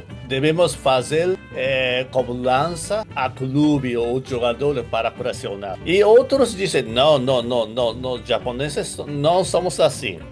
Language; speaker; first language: Portuguese; non-native, learner; Japanese